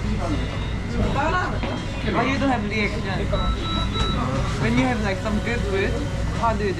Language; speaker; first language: English; non-native, learner; Korean